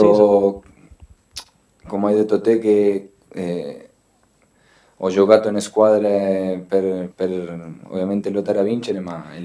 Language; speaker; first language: Italian; non-native, fluent; Spanish